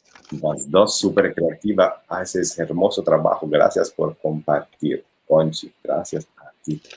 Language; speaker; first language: Spanish; non-native, fluent; Italian